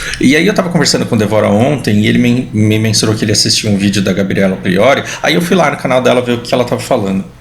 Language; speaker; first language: Portuguese; native; Portuguese